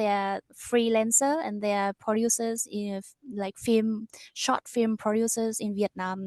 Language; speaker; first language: English; non-native, learner; Vietnamese